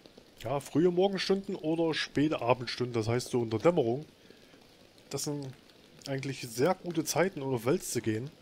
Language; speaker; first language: German; native; German